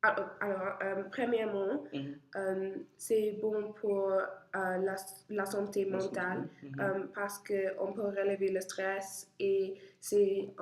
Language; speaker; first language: French; non-native, learner; English